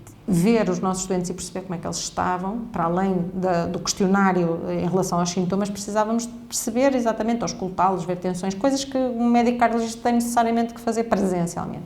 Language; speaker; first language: Portuguese; native; Portuguese